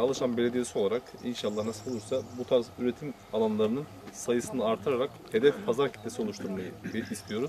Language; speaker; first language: Turkish; native; Turkish